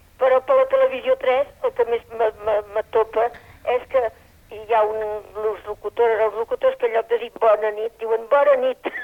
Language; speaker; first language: Catalan; native; Catalan